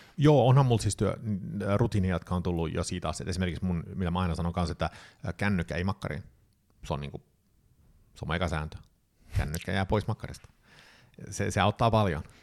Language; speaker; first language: Finnish; early bilingual, heritage; Finnish